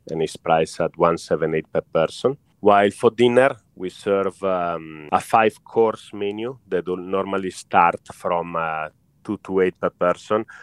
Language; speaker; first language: English; non-native, fluent; Italian